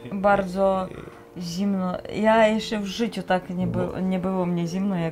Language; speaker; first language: Polish; non-native, learner; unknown